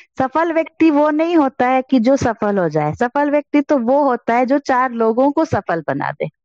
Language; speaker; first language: Hindi; non-native, local second language; Kannada